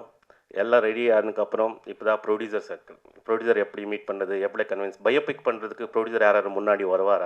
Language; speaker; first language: Tamil; non-native, fluent; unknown